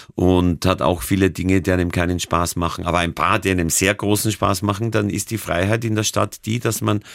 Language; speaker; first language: German; native; German